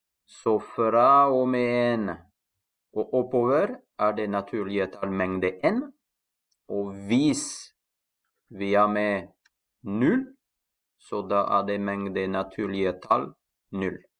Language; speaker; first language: Norwegian; non-native, fluent; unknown